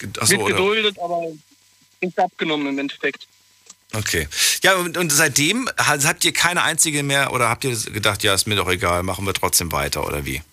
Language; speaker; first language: German; native; German